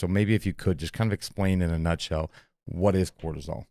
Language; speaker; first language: English; native; English